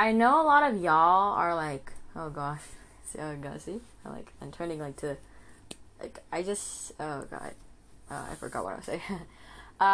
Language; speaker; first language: English; non-native, fluent; Indonesian